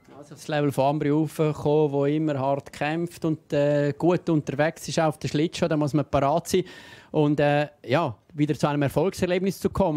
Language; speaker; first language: German; native; German